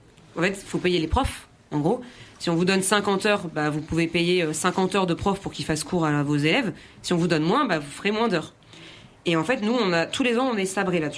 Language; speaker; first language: French; native; French